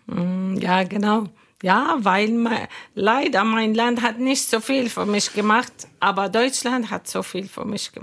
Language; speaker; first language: German; non-native, learner; Arabic